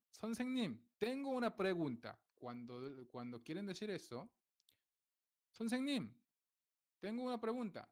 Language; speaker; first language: Spanish; non-native, fluent; Korean